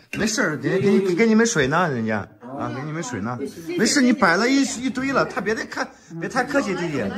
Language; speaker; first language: Chinese; native; Chinese